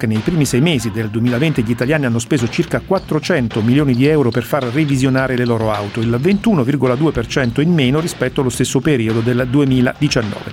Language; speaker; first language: Italian; native; Italian